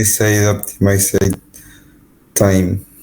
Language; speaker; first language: English; non-native, learner; Spanish